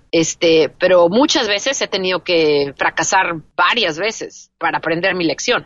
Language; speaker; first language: Spanish; native; Spanish